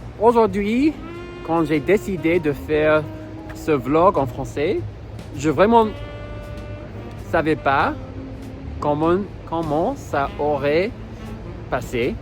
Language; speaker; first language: French; non-native, fluent; English